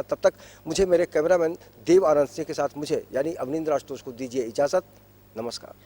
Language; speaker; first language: Hindi; native; Hindi